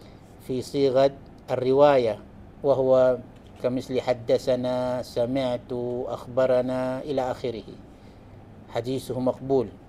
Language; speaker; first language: Arabic; non-native, fluent; Malay